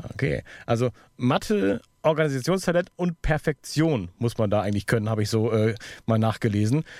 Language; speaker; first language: German; native; German